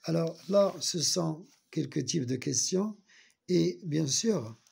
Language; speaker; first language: French; non-native, local second language; Arabic